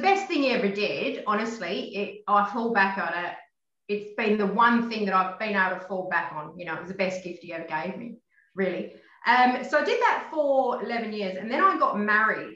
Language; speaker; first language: English; native; English